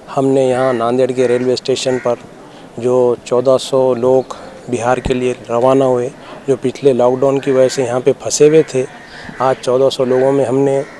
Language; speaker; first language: Urdu; native; Urdu